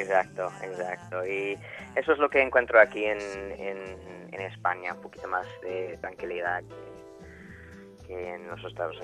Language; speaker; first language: Spanish; non-native, fluent; English